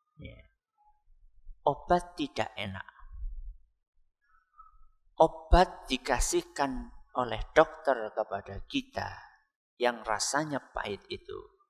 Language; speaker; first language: Indonesian; non-native, local second language; Javanese